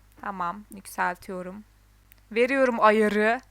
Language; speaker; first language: Turkish; native; Turkish